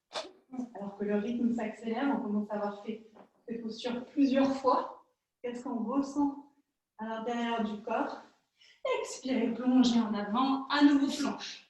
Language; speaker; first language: French; native; French